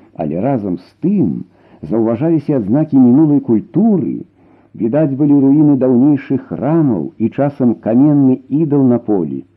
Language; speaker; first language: Belarusian; native; Belarusian